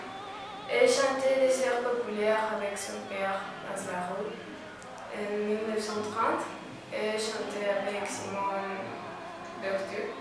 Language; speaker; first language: French; non-native, learner; Spanish